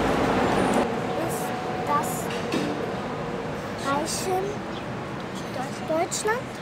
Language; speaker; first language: German; non-native, local second language; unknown